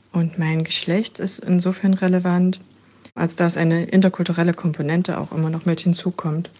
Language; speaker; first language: German; native; German